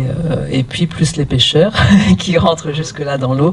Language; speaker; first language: French; native; French